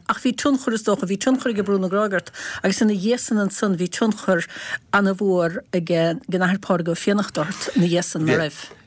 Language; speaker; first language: Irish; native; Irish